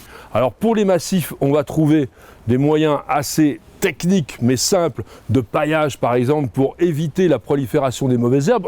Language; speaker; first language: French; native; French